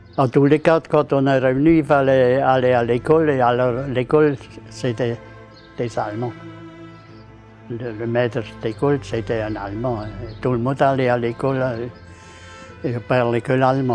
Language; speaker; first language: French; non-native, local second language; Swiss German